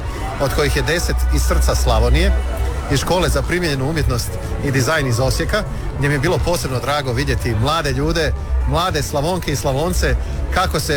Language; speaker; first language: Serbian; native; Serbian